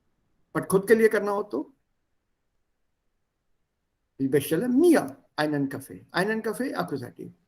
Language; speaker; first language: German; non-native, fluent; Hindi